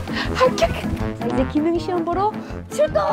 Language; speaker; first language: Korean; native; Korean